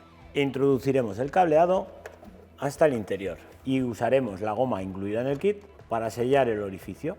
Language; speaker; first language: Spanish; native; Spanish